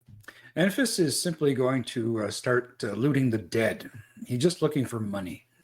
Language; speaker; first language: English; native; English